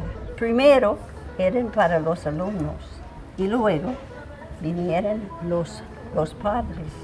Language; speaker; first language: Spanish; non-native, fluent; English